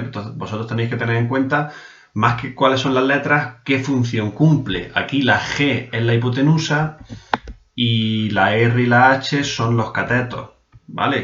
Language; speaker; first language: Spanish; native; Spanish